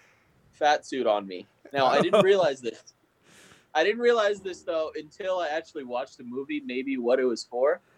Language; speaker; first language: English; native; English